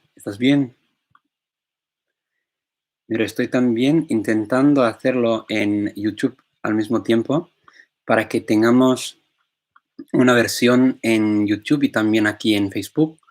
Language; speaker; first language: Spanish; non-native, fluent; English